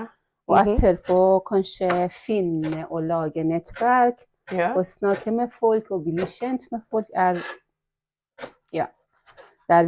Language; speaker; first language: Norwegian; non-native, fluent; Persian